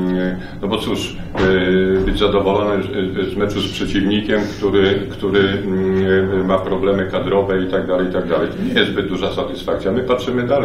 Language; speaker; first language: Polish; native; Polish